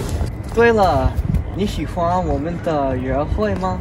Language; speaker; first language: Chinese; non-native, learner; English